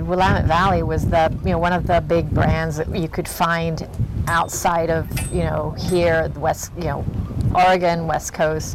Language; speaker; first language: English; native; English